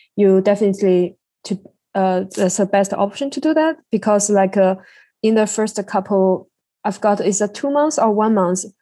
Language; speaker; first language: English; non-native, learner; Chinese